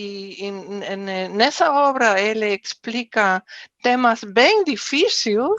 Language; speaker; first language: Portuguese; non-native, fluent; German